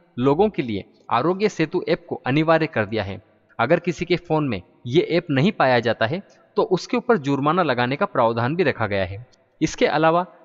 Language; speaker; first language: Hindi; native; Hindi